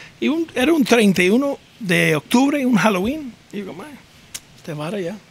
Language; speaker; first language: Spanish; non-native, fluent; English